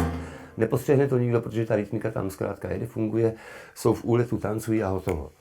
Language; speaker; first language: Czech; native; Czech